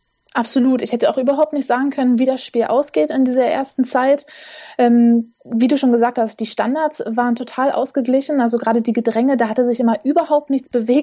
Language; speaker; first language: German; native; German